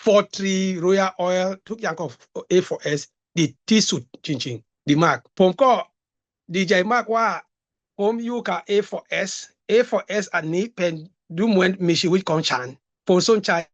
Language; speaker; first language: Thai; non-native, learner; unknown